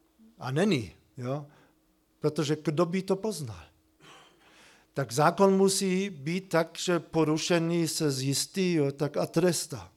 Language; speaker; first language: Czech; non-native, fluent; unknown